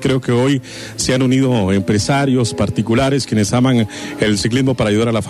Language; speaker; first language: Spanish; native; Spanish